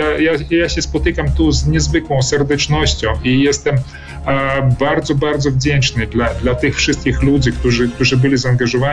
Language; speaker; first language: Polish; early bilingual, heritage; Polish